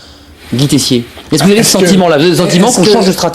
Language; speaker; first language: French; native; French